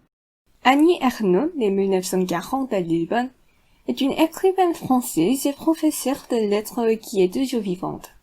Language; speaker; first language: French; non-native, fluent; Korean